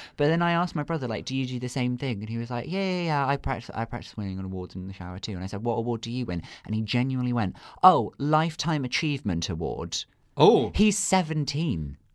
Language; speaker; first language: English; native; English